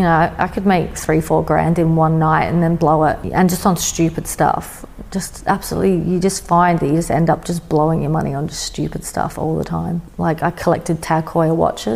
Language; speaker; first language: English; native; English